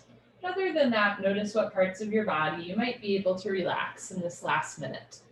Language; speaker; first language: English; native; English